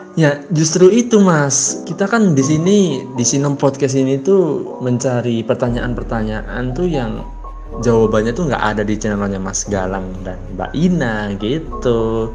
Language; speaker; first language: Indonesian; native; Indonesian